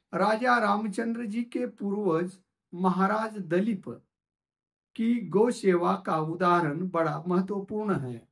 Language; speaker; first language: Hindi; non-native, local second language; Marathi